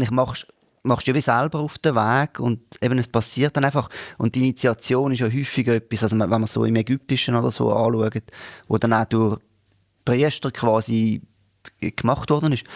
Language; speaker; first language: German; native; German